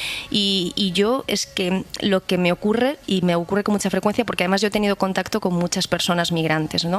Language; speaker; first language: Spanish; native; Spanish